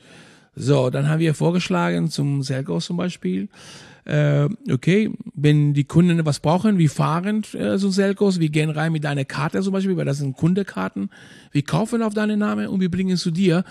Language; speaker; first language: German; non-native, fluent; Spanish